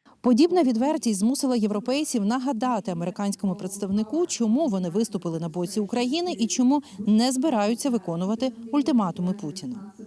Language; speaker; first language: Ukrainian; native; Ukrainian